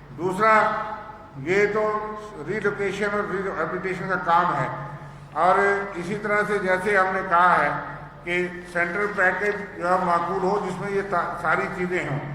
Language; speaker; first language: Urdu; non-native, local second language; Dogri